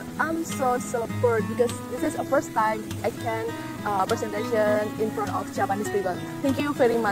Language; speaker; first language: English; non-native, learner; Indonesian